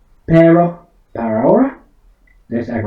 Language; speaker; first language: Spanish; non-native, fluent; English